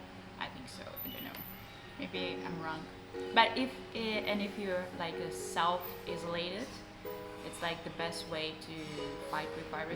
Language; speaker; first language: English; non-native, learner; Russian